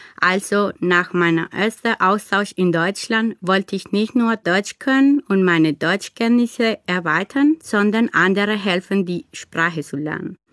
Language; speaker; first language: German; non-native, fluent; Spanish